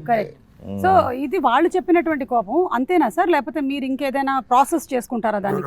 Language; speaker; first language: Telugu; native; Telugu